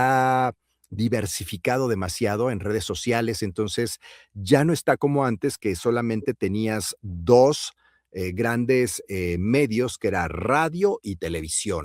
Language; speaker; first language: Spanish; native; Spanish